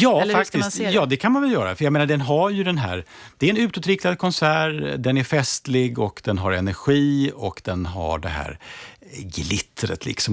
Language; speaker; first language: Swedish; native; Swedish